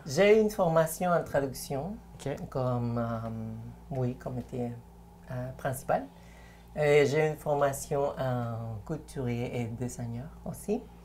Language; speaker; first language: French; non-native, fluent; Spanish